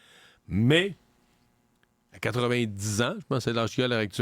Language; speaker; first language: French; native; French